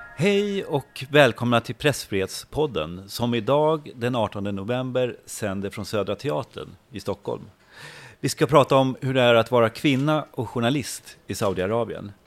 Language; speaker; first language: Swedish; native; Swedish